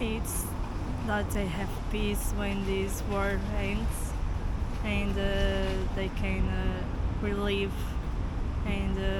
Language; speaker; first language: English; non-native, fluent; Korean